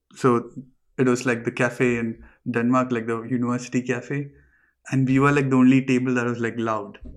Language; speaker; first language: English; non-native, local second language; Malayalam